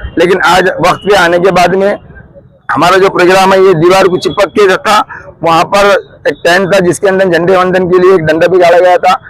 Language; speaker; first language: Hindi; non-native, local second language; Urdu